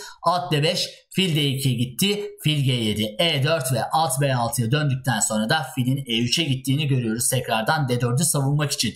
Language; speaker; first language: Turkish; native; Turkish